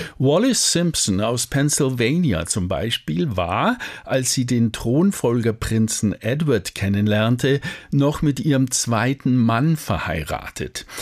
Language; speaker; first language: German; native; German